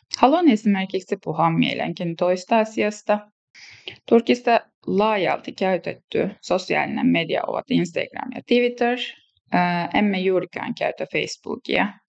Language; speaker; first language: Finnish; non-native, learner; Turkish